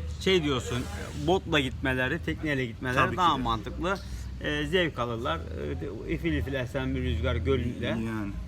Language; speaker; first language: Turkish; native; Turkish